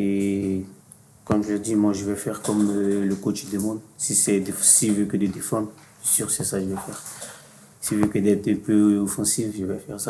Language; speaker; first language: French; non-native, fluent; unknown